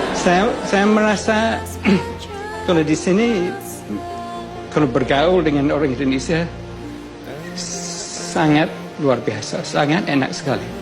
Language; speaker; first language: Indonesian; non-native, fluent; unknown